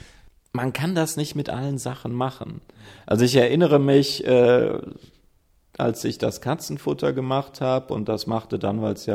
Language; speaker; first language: German; native; German